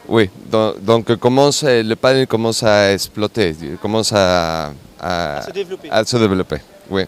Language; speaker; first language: French; non-native, learner; Spanish